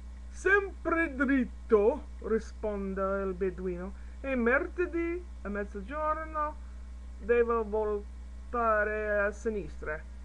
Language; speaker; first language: Italian; non-native, learner; English